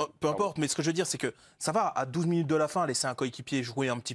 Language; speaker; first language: French; native; French